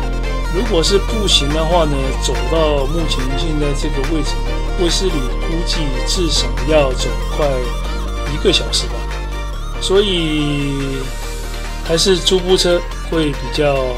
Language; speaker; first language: Chinese; native; Chinese